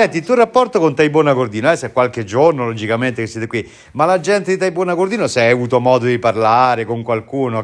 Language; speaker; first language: Italian; native; Italian